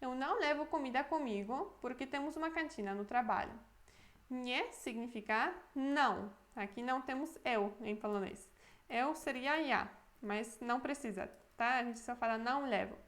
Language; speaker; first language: Portuguese; non-native, fluent; Polish